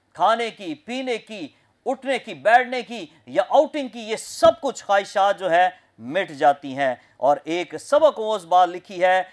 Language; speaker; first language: Urdu; non-native, local second language; Punjabi